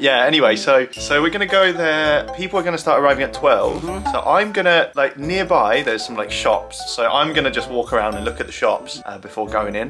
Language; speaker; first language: English; native; English